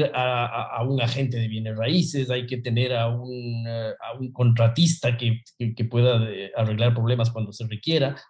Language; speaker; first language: Spanish; native; Spanish